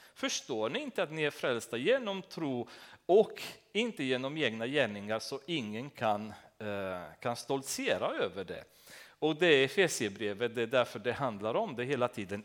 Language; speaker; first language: Swedish; non-native, fluent; Romanian